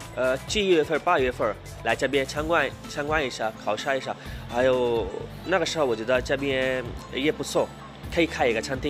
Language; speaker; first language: Chinese; non-native, learner; Hindi